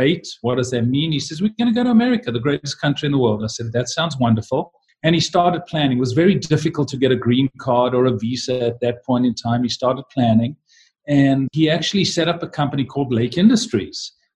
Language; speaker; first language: English; native; English